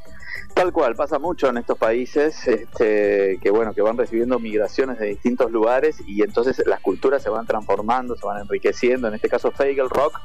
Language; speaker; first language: Spanish; native; Spanish